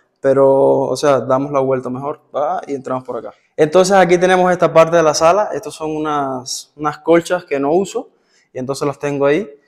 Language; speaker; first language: Spanish; native; Spanish